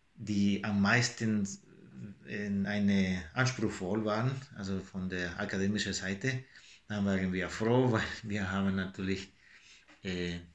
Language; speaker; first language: German; non-native, fluent; Spanish